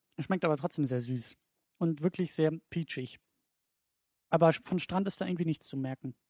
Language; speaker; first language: German; native; German